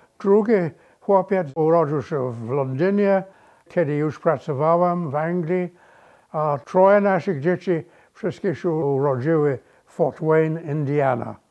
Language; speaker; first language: Polish; early bilingual, other home language; English